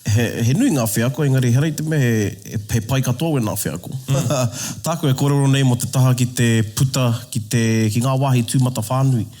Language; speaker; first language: Māori; native; Māori